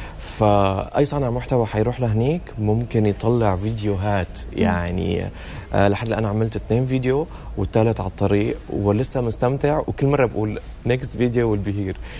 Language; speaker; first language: Arabic; native; Arabic